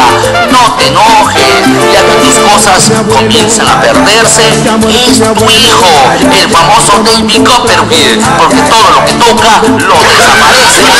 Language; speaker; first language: Spanish; native; Spanish